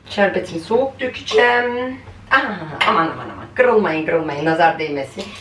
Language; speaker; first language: Turkish; early bilingual, heritage; Turkish